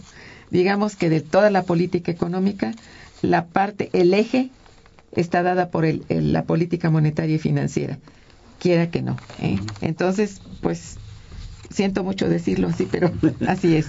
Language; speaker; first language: Spanish; native; Spanish